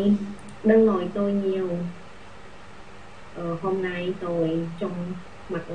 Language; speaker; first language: Vietnamese; non-native, learner; Khmer